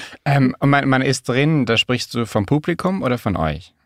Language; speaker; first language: German; native; German